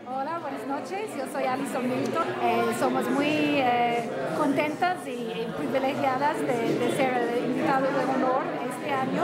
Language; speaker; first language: Spanish; non-native, fluent; English